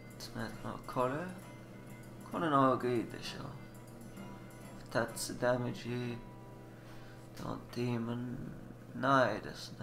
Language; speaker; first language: Japanese; non-native, learner; English